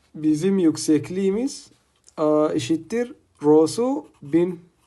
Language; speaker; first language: Turkish; non-native, fluent; Arabic